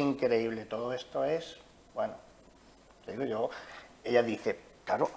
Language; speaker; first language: Spanish; native; Spanish